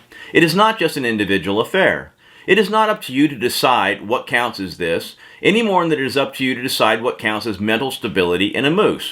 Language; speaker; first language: English; native; English